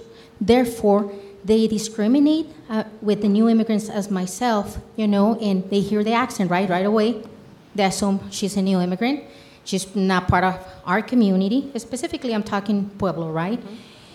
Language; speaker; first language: English; non-native, fluent; Spanish